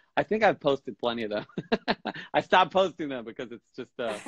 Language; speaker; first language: English; native; English